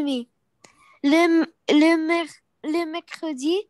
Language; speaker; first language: French; non-native, learner; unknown